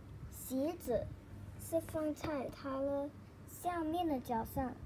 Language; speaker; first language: Chinese; non-native, learner; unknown